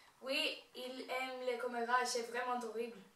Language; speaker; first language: French; non-native, learner; Spanish